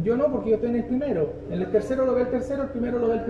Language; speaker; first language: Spanish; native; Spanish